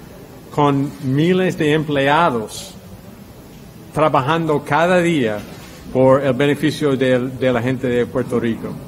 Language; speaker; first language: Spanish; non-native, fluent; English